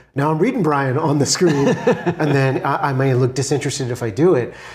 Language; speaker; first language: English; native; English